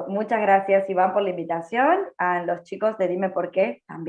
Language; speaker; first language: Spanish; non-native, learner; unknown